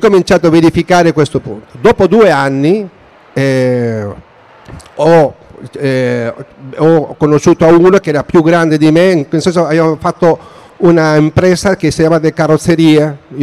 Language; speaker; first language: Italian; non-native, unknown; Spanish